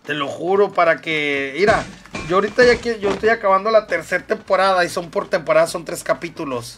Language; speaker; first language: Spanish; native; Spanish